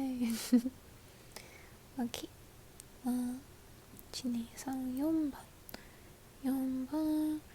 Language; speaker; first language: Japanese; non-native, learner; English